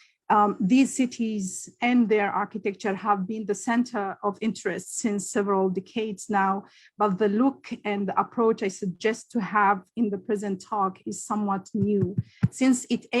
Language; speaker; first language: English; non-native, local second language; Arabic